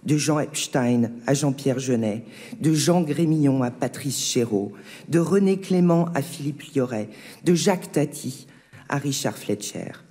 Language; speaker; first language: French; native; French